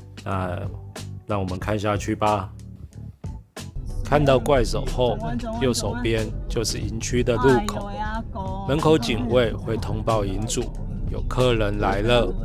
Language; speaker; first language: Chinese; native; Chinese